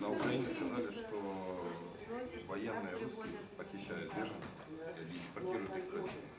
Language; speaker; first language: Russian; native; Russian